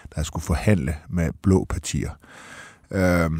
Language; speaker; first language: Danish; native; Danish